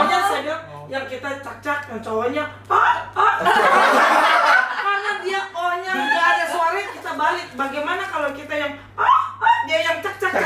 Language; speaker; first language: Indonesian; native; Indonesian